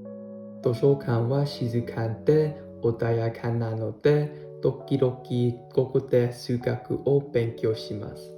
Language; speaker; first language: Japanese; non-native, learner; English